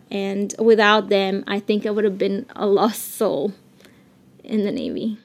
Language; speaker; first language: English; early bilingual, other home language; Spanish